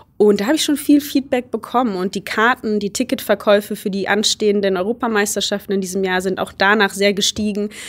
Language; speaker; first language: German; early bilingual, other home language; Polish